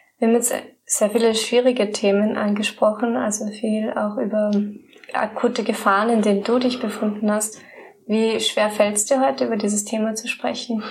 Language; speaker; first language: German; native; German